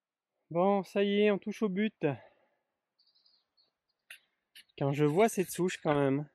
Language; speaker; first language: French; native; French